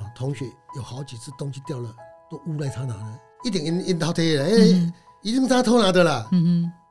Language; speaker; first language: Chinese; native; Chinese